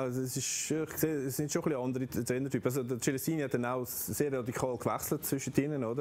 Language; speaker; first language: German; native; German